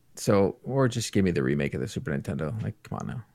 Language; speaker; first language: English; native; English